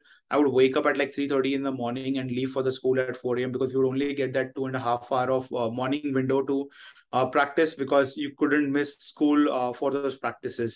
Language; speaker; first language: English; non-native, local second language; Hindi